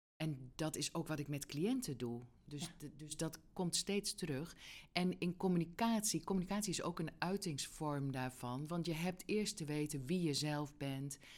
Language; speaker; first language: Dutch; native; Dutch